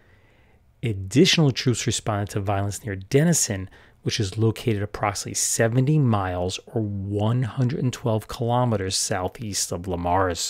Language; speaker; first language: English; native; English